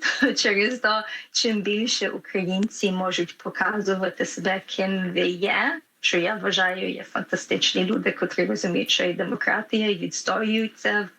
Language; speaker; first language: Ukrainian; early bilingual, heritage; Ukrainian